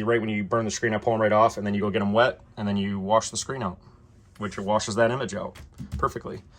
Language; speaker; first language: English; native; English